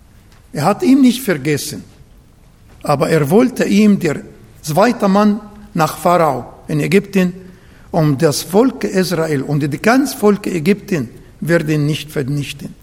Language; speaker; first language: German; non-native, learner; Arabic